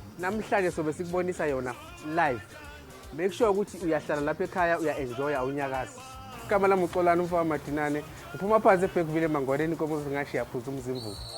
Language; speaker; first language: Zulu; native; Zulu